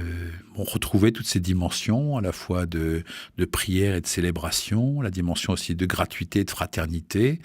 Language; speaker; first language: French; native; French